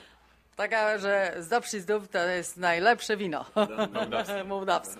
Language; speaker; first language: Russian; non-native, fluent; Polish